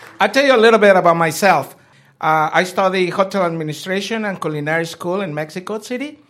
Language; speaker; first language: English; non-native, fluent; Spanish